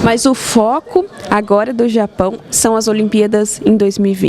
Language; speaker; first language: Portuguese; native; Portuguese